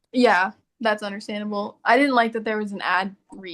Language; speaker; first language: English; native; English